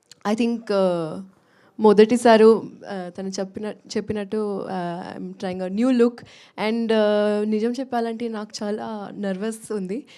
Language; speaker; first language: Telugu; non-native, local second language; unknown